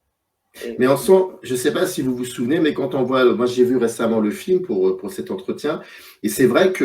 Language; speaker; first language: French; native; French